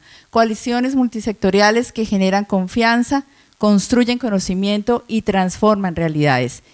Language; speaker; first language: Spanish; native; Spanish